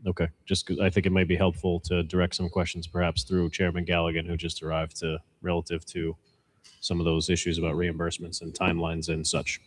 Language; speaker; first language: English; native; English